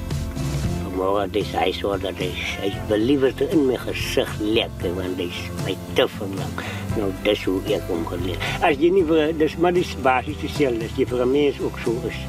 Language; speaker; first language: Dutch; non-native, learner; Afrikaans